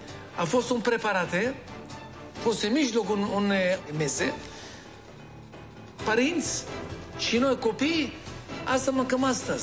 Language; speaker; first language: Romanian; non-native, learner; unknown